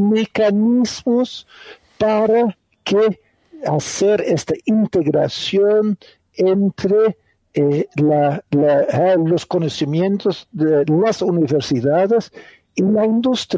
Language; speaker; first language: Spanish; non-native, fluent; Dutch